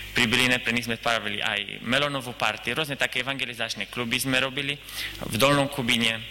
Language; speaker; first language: Slovak; non-native, learner; Romanian